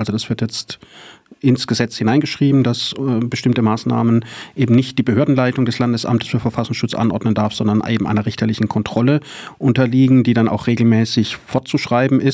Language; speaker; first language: German; native; German